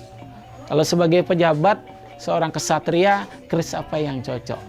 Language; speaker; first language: Indonesian; native; Indonesian